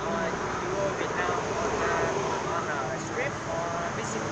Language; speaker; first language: English; non-native, learner; Vietnamese